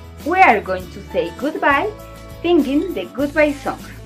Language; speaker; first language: English; non-native, fluent; Spanish